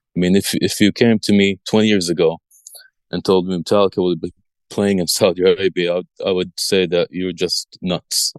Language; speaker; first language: English; early bilingual, other home language; Arabic